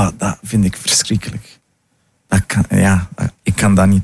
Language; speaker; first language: Dutch; non-native, fluent; Portuguese